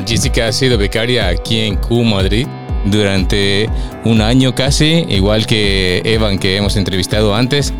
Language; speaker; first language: Spanish; native; Spanish